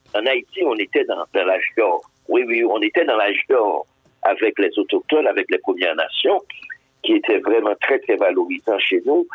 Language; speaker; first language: French; non-native, local second language; Haitian Creole